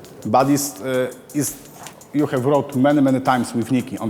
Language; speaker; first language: English; non-native, learner; Polish